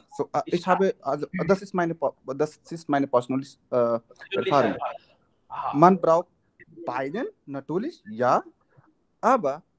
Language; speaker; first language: German; non-native, learner; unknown